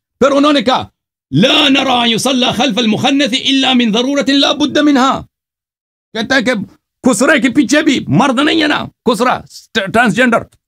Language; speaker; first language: Urdu; non-native, fluent; Persian